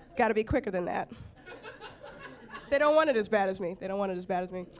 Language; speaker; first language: English; native; English